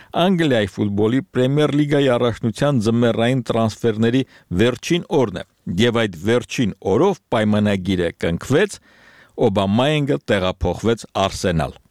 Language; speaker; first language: Armenian; native; Armenian